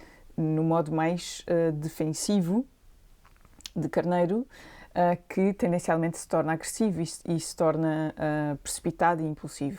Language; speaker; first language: Portuguese; native; Portuguese